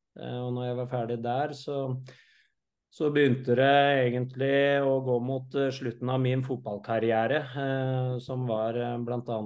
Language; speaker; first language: Norwegian; native; Norwegian